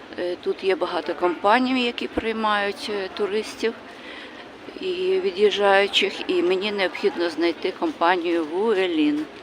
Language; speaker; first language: Ukrainian; native; Ukrainian